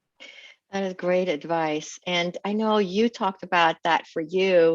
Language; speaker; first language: English; native; English